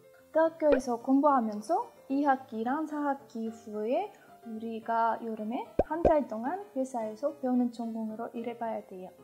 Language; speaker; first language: Korean; non-native, fluent; Russian